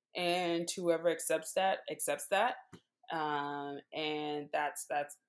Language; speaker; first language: English; native; English